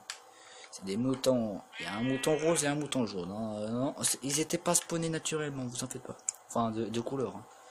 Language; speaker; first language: French; native; French